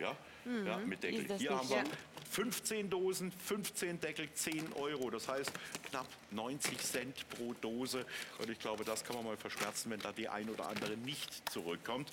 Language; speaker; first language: German; native; German